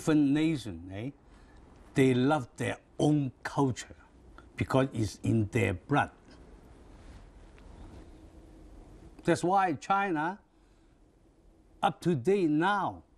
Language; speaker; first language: English; non-native, local second language; Cantonese